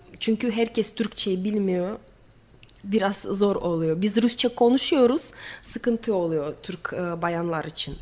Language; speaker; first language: Turkish; non-native, fluent; Russian